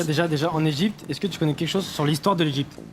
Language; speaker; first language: French; native; French